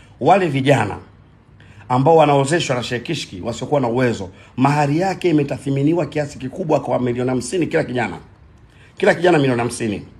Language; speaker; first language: Swahili; native; Swahili